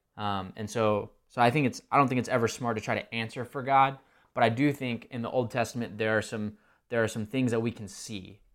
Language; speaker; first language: English; native; English